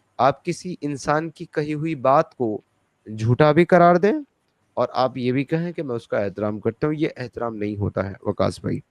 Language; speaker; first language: Urdu; native; Urdu